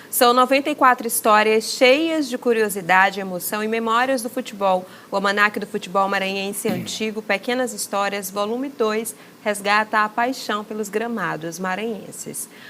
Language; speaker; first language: Portuguese; native; Portuguese